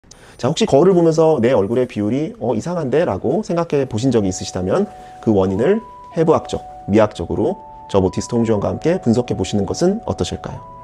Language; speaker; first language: Korean; native; Korean